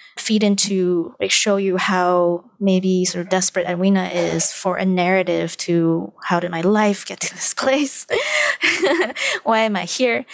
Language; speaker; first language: English; non-native, local second language; Chinese